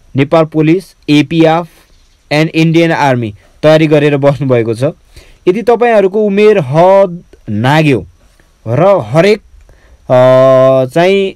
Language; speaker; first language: Nepali; native; Nepali